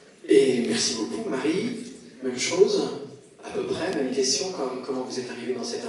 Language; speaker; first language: French; native; French